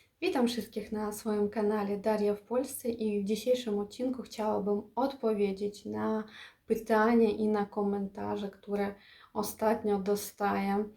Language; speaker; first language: Polish; non-native, fluent; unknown